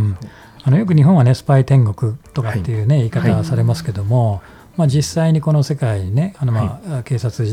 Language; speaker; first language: Japanese; native; Japanese